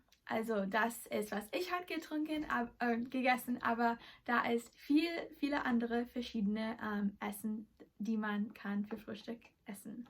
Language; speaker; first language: German; non-native, learner; English